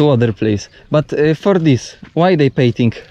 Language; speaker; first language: English; non-native, learner; Polish